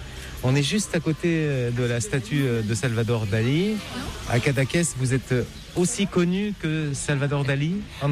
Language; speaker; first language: French; native; French